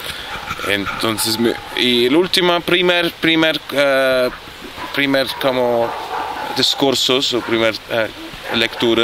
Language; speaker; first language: Spanish; non-native, fluent; Arabic